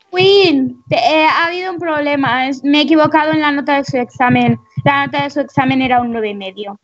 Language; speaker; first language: Spanish; native; Spanish